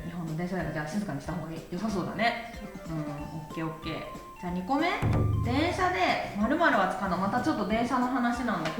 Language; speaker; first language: Japanese; native; Japanese